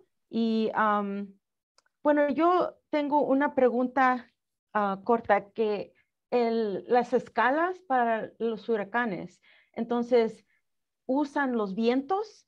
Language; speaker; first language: Spanish; early bilingual, heritage; Spanish